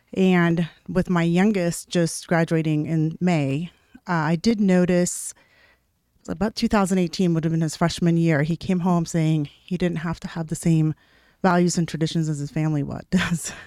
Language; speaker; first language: English; early bilingual, other home language; Norwegian